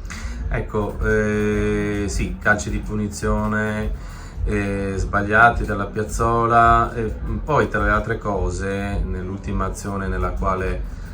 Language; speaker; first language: Italian; native; Italian